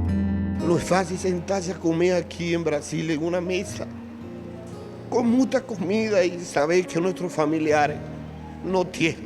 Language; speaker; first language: Portuguese; non-native, learner; Spanish